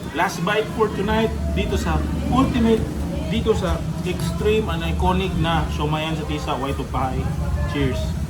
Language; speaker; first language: Filipino; native; Filipino